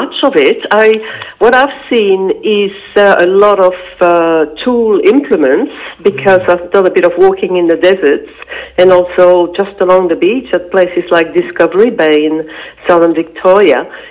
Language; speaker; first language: English; non-native, fluent; French